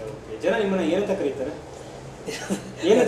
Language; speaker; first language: Kannada; native; Kannada